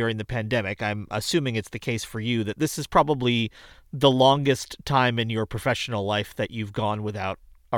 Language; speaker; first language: English; native; English